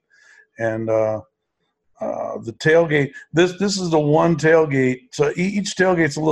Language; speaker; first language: English; native; English